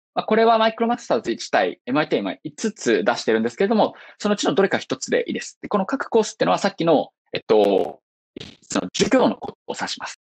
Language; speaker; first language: Japanese; native; Japanese